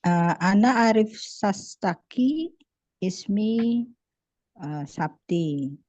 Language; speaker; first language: Arabic; non-native, learner; Indonesian